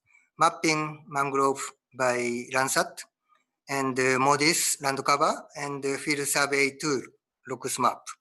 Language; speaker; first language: English; non-native, learner; Japanese